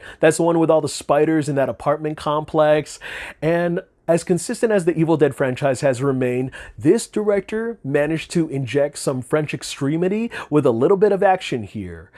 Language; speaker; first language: English; native; English